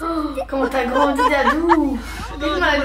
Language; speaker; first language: French; native; French